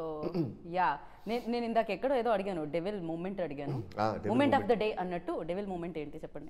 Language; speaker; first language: Telugu; native; Telugu